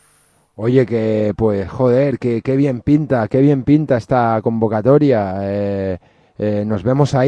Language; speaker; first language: Spanish; native; Spanish